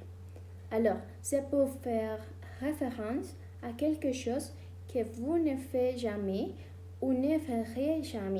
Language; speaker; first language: French; non-native, learner; Spanish